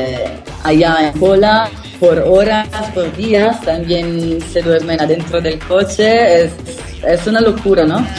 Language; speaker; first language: Spanish; non-native, fluent; Italian